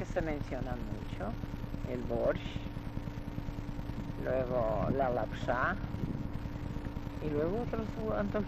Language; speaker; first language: Spanish; early bilingual, other home language; Russian